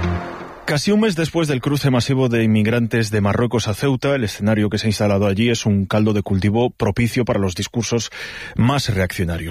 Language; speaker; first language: Spanish; native; Spanish